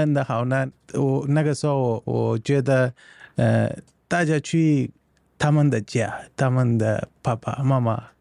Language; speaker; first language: Chinese; non-native, learner; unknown